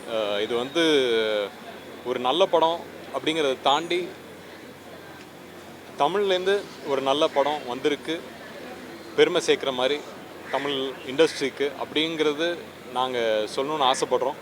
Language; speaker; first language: Tamil; native; Tamil